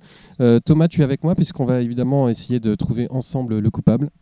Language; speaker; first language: French; native; French